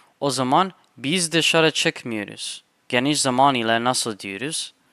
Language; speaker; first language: Turkish; non-native, fluent; English